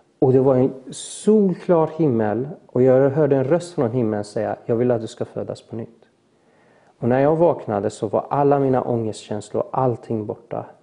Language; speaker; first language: Swedish; early bilingual, other home language; Persian